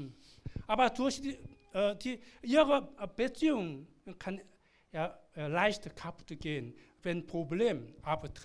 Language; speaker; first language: German; non-native, learner; Korean